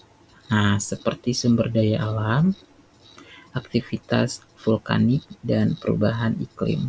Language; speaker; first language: Indonesian; native; Indonesian